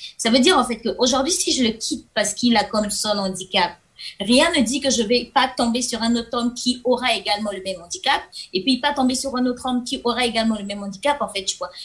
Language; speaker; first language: French; non-native, local second language; Lingala